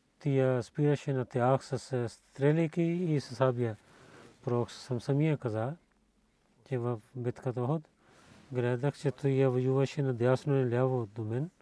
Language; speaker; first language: Bulgarian; non-native, learner; Urdu